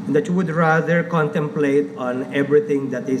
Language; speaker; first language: English; non-native, local second language; Filipino